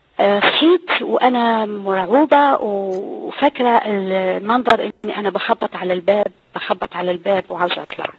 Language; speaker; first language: Arabic; native; Arabic